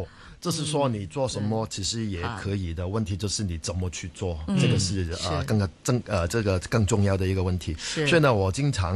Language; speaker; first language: Chinese; non-native, fluent; Cantonese